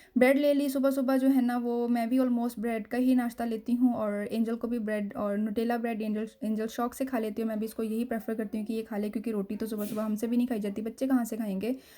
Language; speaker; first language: Hindi; native; Hindi